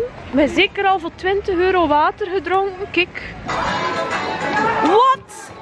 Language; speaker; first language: Dutch; native; Dutch